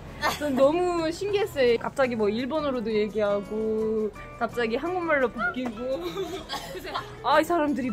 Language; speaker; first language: Korean; non-native, fluent; French